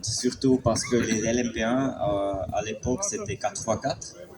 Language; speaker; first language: French; non-native, fluent; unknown